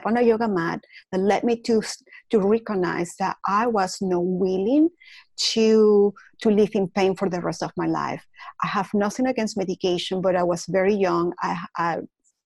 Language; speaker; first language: English; non-native, fluent; Spanish